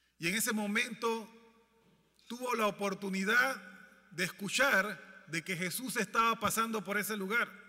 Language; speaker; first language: Spanish; native; Spanish